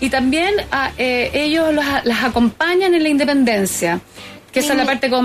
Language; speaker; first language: Spanish; native; Spanish